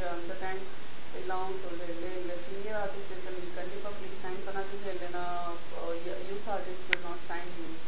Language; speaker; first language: Tamil; non-native, learner; Gujarati